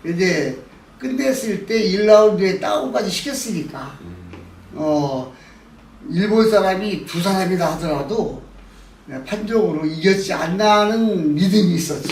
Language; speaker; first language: Korean; native; Korean